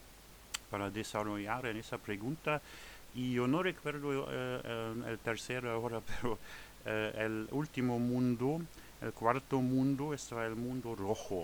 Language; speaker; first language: Spanish; non-native, fluent; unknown